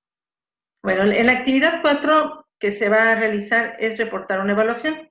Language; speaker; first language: Spanish; native; Spanish